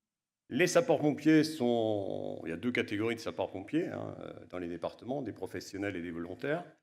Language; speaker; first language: French; native; French